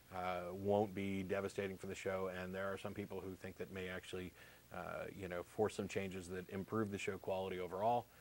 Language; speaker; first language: English; native; English